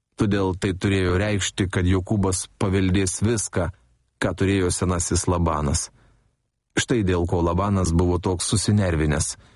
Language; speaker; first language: Lithuanian; native; Lithuanian